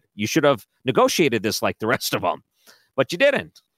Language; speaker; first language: English; native; English